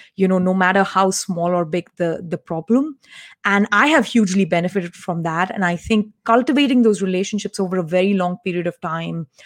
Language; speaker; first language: English; non-native, local second language; Tamil